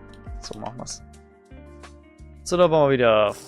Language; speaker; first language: German; native; German